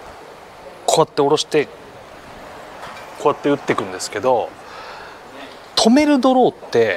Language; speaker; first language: Japanese; native; Japanese